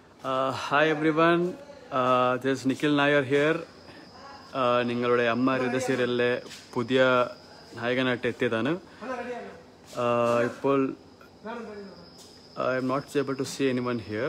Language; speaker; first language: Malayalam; early bilingual, heritage; Malayalam